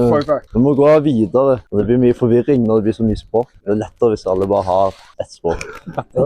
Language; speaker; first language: Norwegian; native; Norwegian